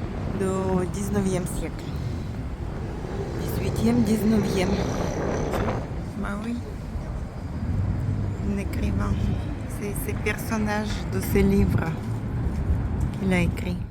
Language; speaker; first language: French; non-native, fluent; Russian